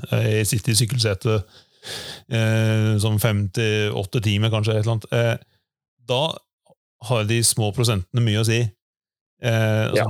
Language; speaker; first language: Norwegian; native; Norwegian